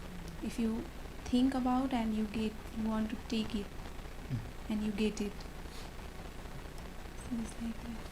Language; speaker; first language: English; non-native, learner; Nepali